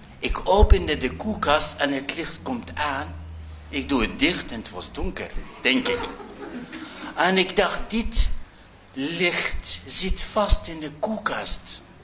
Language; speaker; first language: Dutch; non-native, fluent; Arabic